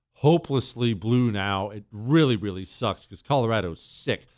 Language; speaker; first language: English; native; English